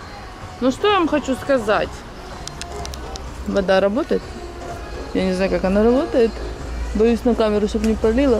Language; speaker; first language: Russian; native; Russian